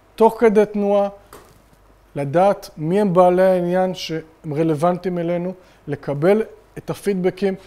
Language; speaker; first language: Hebrew; native; Hebrew